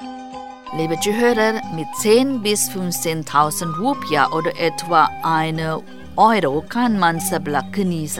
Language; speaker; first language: German; non-native, fluent; Indonesian